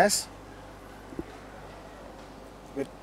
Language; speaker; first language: English; non-native, learner; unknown